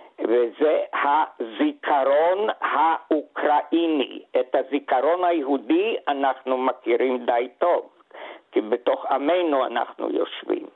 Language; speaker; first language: Hebrew; non-native, fluent; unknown